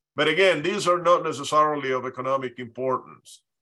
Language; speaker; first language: English; non-native, fluent; Spanish